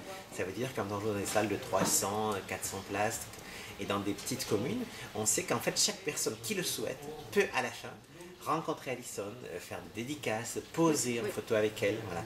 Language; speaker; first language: French; native; French